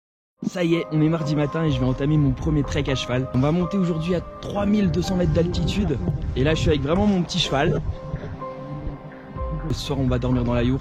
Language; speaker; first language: French; native; French